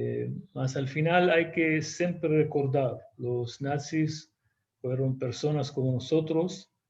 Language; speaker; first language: Spanish; non-native, fluent; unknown